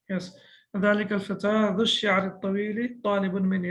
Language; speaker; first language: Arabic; non-native, fluent; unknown